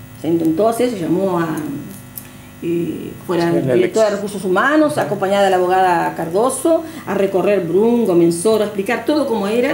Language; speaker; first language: Spanish; native; Spanish